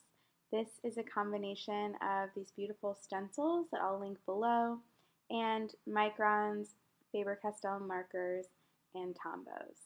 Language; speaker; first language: English; native; English